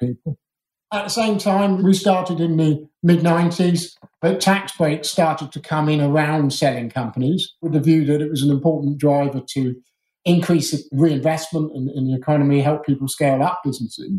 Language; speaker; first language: English; native; English